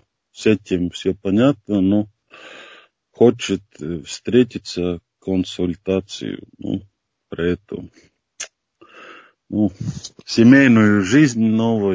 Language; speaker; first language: Russian; non-native, fluent; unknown